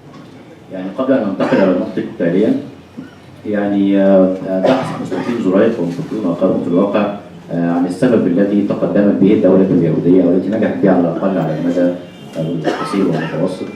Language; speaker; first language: Arabic; native; Arabic